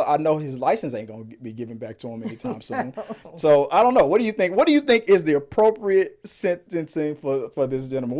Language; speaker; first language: English; native; English